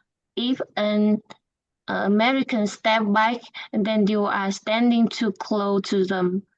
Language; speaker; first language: English; non-native, learner; Vietnamese